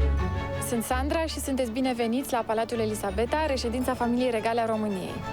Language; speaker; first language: Romanian; native; Romanian